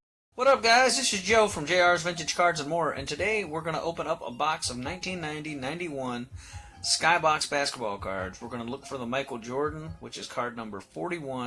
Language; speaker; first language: English; native; English